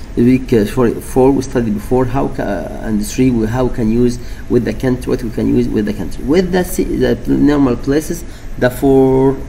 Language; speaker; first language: English; non-native, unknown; Arabic